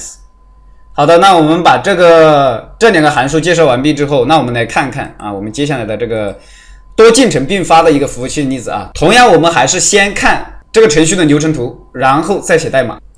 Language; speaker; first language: Chinese; native; Chinese